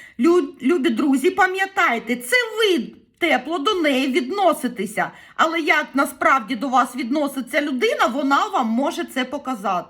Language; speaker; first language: Ukrainian; native; Ukrainian